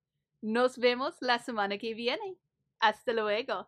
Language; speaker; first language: Spanish; early bilingual, heritage; Spanish